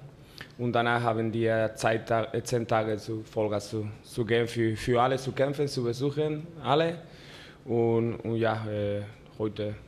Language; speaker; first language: German; non-native, learner; Spanish